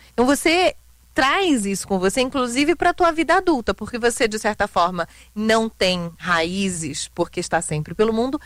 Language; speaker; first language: Portuguese; native; Portuguese